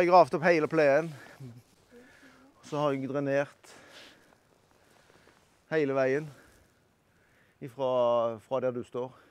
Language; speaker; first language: Norwegian; native; Norwegian